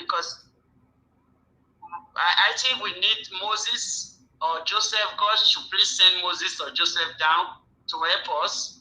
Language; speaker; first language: English; non-native, local second language; Bini